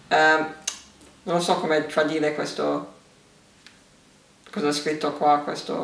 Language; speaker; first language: Italian; early bilingual, heritage; English